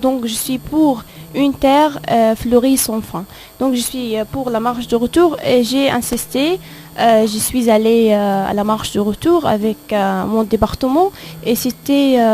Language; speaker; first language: French; non-native, fluent; Arabic